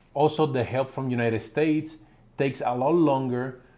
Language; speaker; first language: English; non-native, fluent; Spanish